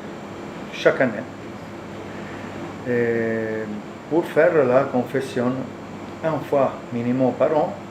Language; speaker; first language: French; non-native, learner; Italian